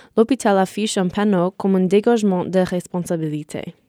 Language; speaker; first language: French; non-native, fluent; English